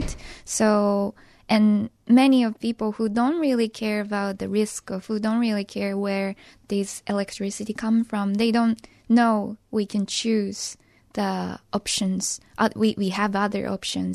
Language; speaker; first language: English; non-native, fluent; Japanese